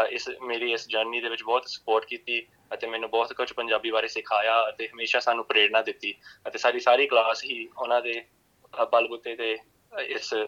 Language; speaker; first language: Punjabi; early bilingual, heritage; Punjabi